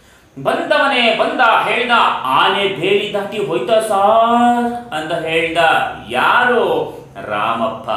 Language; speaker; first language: Kannada; native; Kannada